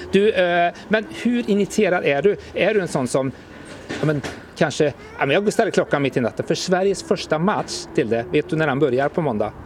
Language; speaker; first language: Swedish; native; Swedish